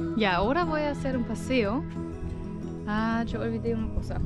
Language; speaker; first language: Spanish; non-native, fluent; German